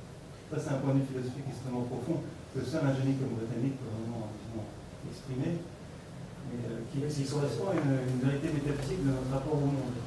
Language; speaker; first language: French; native; French